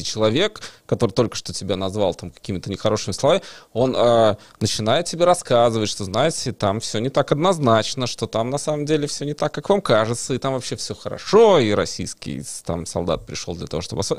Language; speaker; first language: Russian; native; Russian